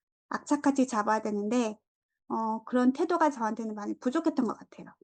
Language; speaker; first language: Korean; native; Korean